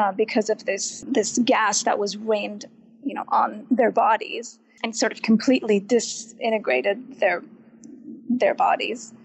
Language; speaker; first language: English; non-native, fluent; Arabic